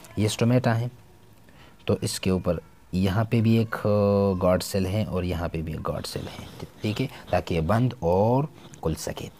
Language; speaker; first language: Urdu; non-native, local second language; Pashto